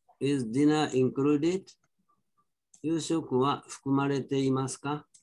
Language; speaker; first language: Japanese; native; Japanese